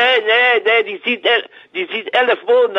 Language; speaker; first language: German; non-native, learner; French